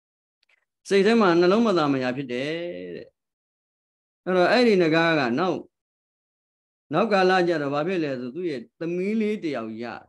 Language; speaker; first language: Burmese; native; Burmese